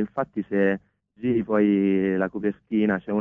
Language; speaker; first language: Italian; native; Italian